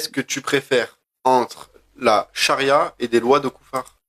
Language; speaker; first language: French; native; French